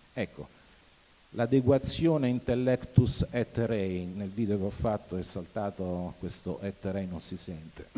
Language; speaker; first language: Italian; native; Italian